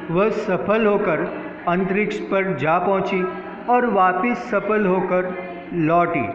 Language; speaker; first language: Hindi; non-native, local second language; Gujarati